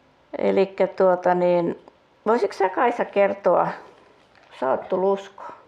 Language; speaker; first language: Finnish; native; Finnish